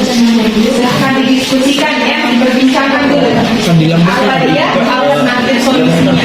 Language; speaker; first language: Indonesian; native; Indonesian